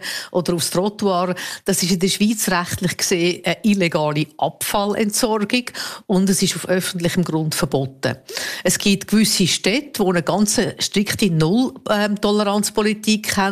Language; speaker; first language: German; native; German